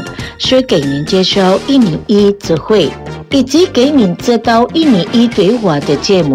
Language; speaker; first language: Chinese; non-native, fluent; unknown